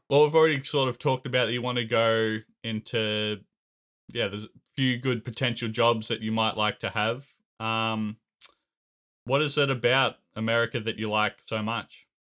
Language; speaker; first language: English; native; English